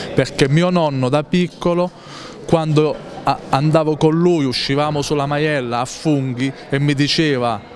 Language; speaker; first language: Italian; native; Italian